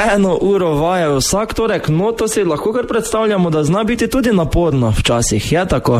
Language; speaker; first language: Slovenian; native; Slovenian